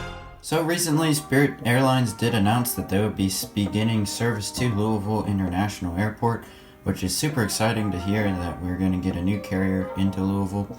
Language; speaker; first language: English; native; English